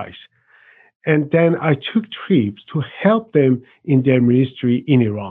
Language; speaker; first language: English; non-native, fluent; Persian